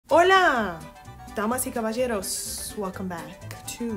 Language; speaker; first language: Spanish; non-native, learner; English